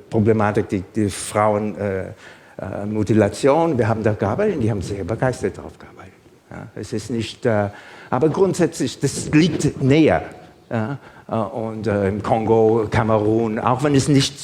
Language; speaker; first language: German; non-native, fluent; English